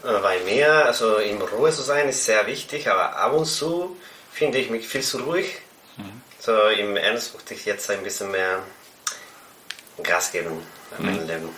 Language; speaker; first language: German; non-native, fluent; Spanish